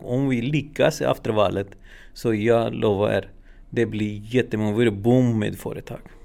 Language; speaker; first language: Swedish; non-native, fluent; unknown